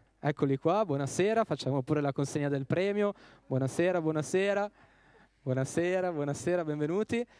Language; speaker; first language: Italian; native; Italian